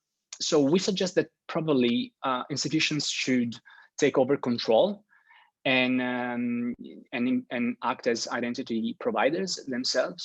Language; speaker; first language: English; non-native, fluent; Italian